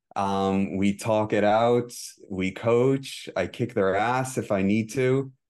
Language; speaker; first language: English; early bilingual, heritage; Hebrew